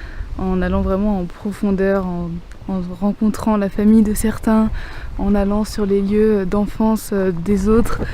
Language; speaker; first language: French; native; French